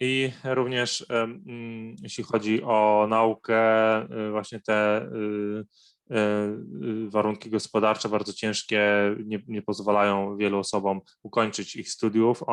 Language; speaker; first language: Polish; non-native, fluent; Arabic